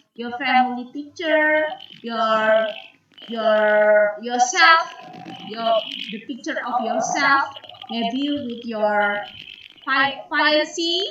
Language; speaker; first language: English; non-native, learner; Indonesian